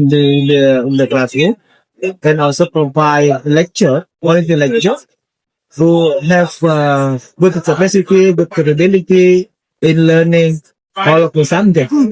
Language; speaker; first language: English; non-native, fluent; Indonesian